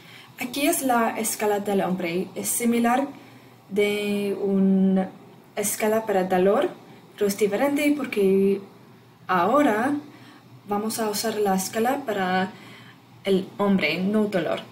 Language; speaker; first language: Spanish; non-native, learner; English